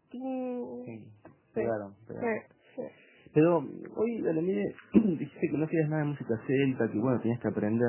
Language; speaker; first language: Spanish; native; Spanish